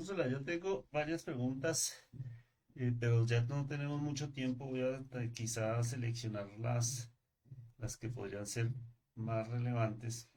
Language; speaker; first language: Spanish; native; Spanish